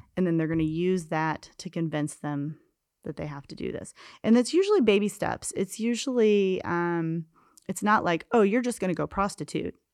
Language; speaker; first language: English; native; English